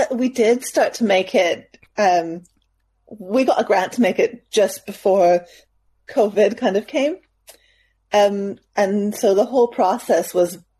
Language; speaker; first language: English; native; English